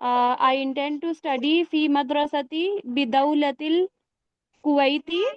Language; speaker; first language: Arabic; non-native, learner; Urdu